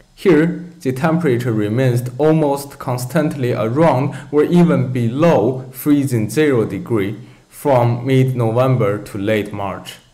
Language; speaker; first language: English; non-native, fluent; Chinese